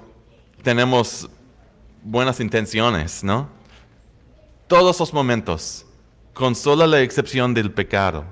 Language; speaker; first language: Spanish; non-native, fluent; English